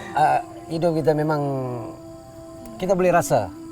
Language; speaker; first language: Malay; non-native, local second language; Tamil